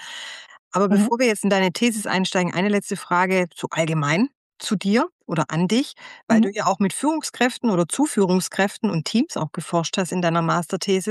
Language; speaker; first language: German; native; German